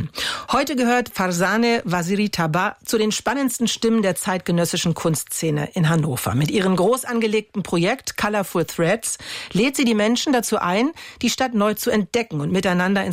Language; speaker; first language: German; native; German